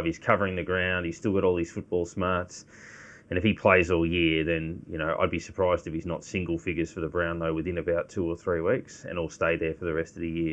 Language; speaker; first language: English; native; English